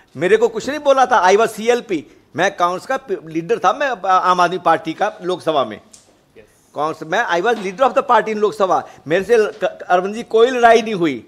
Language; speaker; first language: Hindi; non-native, local second language; Punjabi